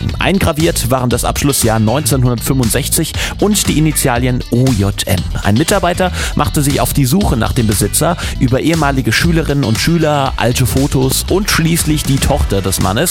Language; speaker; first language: German; native; German